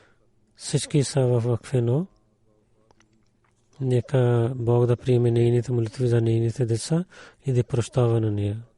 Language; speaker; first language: Bulgarian; non-native, learner; Urdu